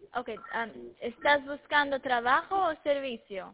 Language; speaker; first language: Spanish; early bilingual, heritage; Spanish